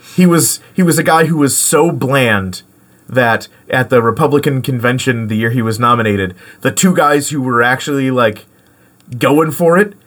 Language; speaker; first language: English; native; English